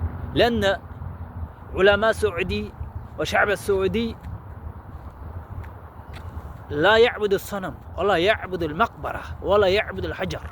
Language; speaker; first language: Arabic; non-native, learner; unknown